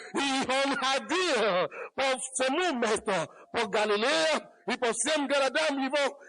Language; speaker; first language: Russian; non-native, fluent; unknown